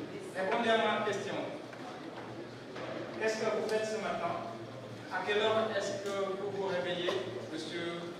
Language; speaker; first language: French; non-native, fluent; Indonesian